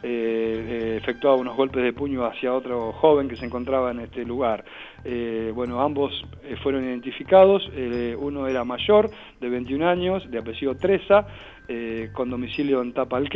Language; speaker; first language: Spanish; native; Spanish